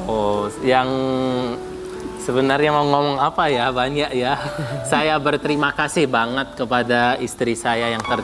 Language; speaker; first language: Indonesian; non-native, fluent; Arabic